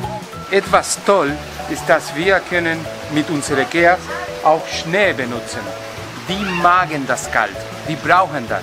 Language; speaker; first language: German; non-native, learner; Spanish